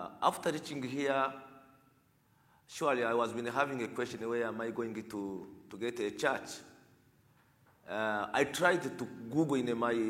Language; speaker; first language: English; non-native, learner; Kinyarwanda